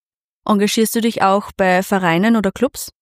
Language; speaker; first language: German; native; German